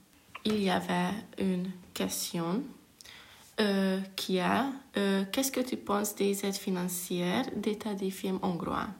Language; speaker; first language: French; non-native, fluent; Hungarian